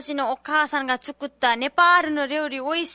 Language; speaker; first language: Japanese; non-native, learner; Nepali